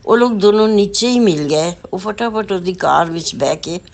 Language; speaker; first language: Hindi; non-native, local second language; Punjabi